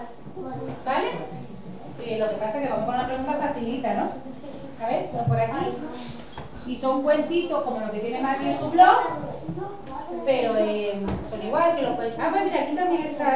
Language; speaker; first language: Spanish; native; Spanish